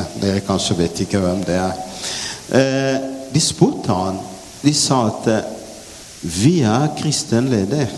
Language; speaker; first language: Norwegian; non-native, fluent; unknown